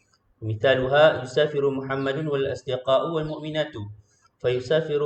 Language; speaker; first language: Arabic; non-native, fluent; Malay